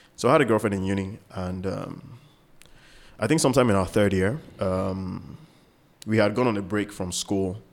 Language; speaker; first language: English; non-native, local second language; Yoruba